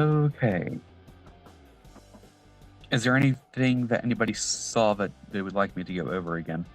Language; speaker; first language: English; native; English